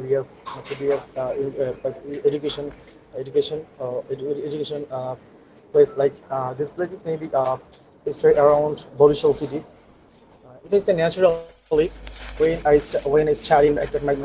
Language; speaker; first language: English; non-native, learner; Bangla